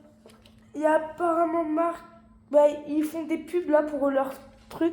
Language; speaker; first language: French; native; French